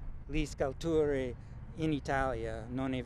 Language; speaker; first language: Italian; non-native, learner; English